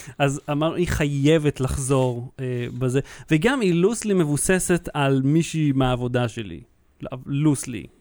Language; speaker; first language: Hebrew; early bilingual, other home language; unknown